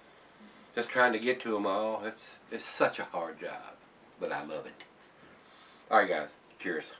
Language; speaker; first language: English; native; English